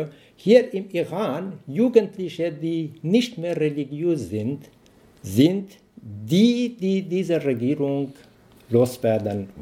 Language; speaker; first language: German; non-native, learner; Persian